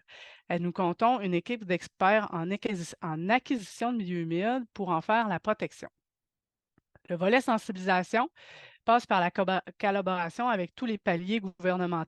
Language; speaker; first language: French; native; French